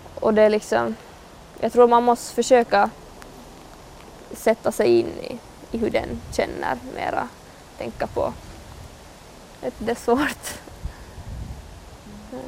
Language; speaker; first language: Swedish; native; Swedish